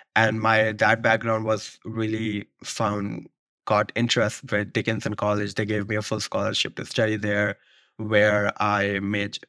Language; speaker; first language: English; non-native, local second language; Urdu